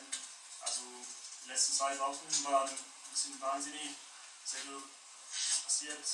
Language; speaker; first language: German; non-native, fluent; English